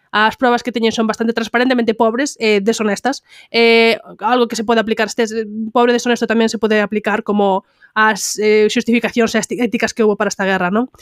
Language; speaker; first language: Galician; non-native, local second language; Spanish